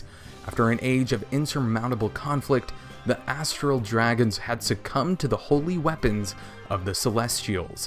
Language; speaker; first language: English; native; English